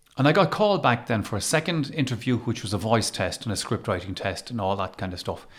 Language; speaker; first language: English; native; English